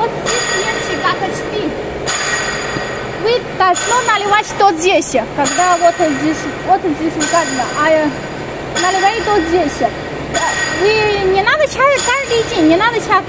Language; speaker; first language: Russian; non-native, learner; Chinese